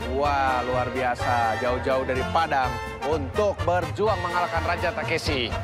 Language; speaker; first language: Indonesian; native; Indonesian